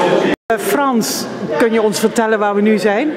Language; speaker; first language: Dutch; native; Dutch